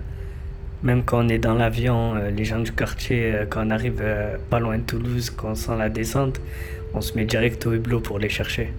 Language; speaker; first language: French; native; French